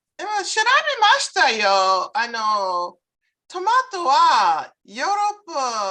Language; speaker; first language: Japanese; non-native, learner; English